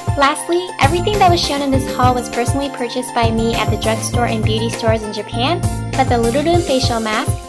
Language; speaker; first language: English; early bilingual, other home language; Japanese